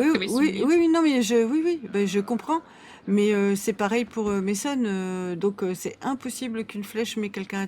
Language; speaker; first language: French; native; French